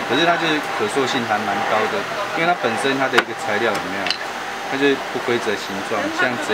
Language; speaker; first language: Chinese; native; Chinese